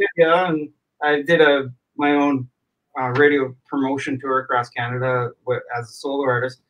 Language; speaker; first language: English; native; English